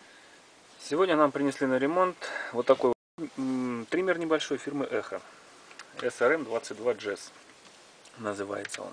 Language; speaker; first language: Russian; native; Russian